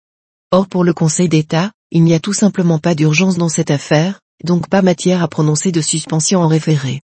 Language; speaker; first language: French; native; French